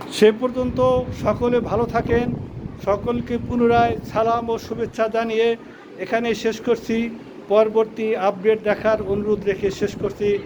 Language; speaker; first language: Bangla; native; Bangla